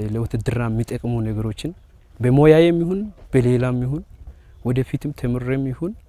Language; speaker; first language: Amharic; early bilingual, heritage; Amharic